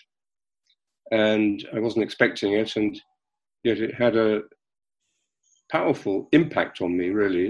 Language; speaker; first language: English; native; English